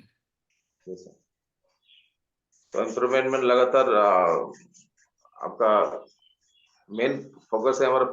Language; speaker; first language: Hindi; non-native, local second language; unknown